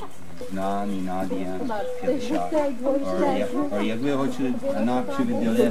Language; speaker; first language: Ukrainian; native; Ukrainian